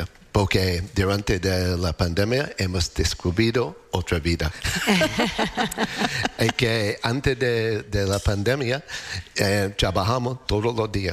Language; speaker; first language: Spanish; non-native, learner; English